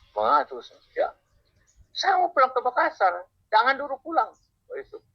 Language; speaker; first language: Indonesian; non-native, local second language; Buginese